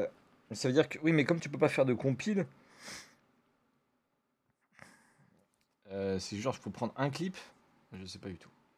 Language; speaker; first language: French; native; French